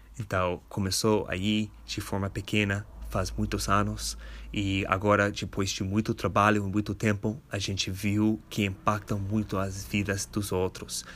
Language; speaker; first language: Portuguese; non-native, fluent; English